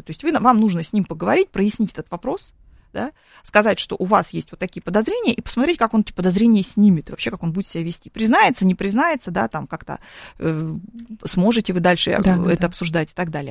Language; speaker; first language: Russian; native; Russian